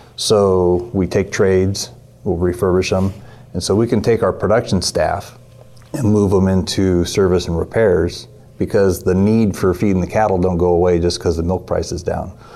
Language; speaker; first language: English; native; English